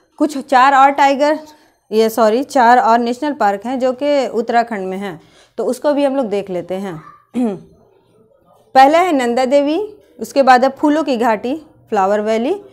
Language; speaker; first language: Hindi; native; Hindi